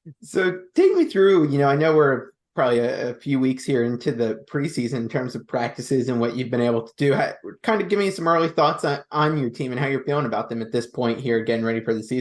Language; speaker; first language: English; native; English